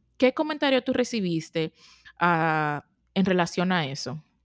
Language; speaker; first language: Spanish; native; Spanish